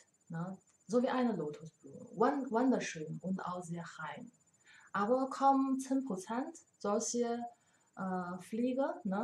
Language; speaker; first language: German; non-native, learner; Chinese